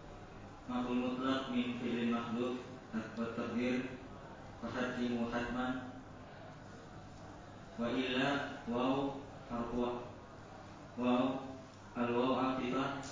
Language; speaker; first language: Arabic; non-native, learner; Indonesian